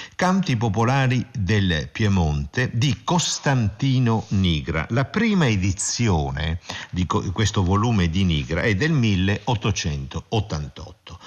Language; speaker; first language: Italian; native; Italian